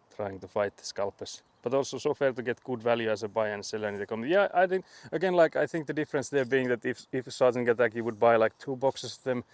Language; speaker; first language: English; non-native, fluent; Finnish